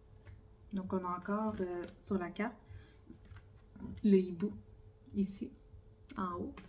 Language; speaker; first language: French; native; French